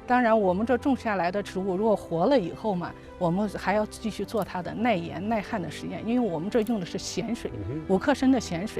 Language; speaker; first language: Chinese; native; Chinese